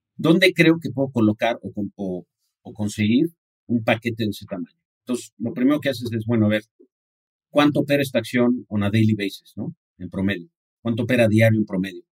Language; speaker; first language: Spanish; native; Spanish